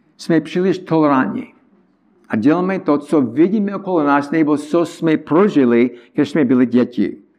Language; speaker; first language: Czech; non-native, learner; English